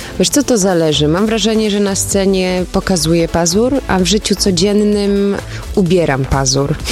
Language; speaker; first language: Polish; early bilingual, other home language; German